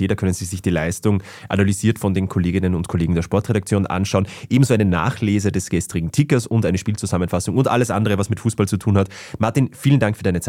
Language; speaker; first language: German; native; German